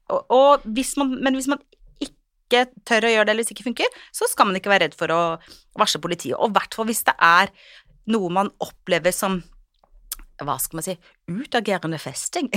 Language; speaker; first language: Norwegian; native; Norwegian